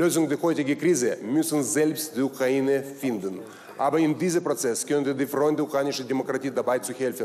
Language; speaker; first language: German; non-native, learner; Russian